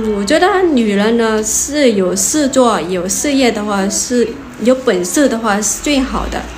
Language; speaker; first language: Chinese; non-native, fluent; Lao